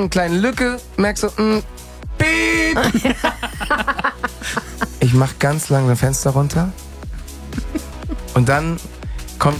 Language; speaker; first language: German; non-native, fluent; Spanish